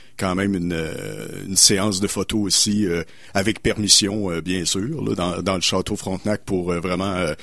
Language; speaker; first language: French; native; French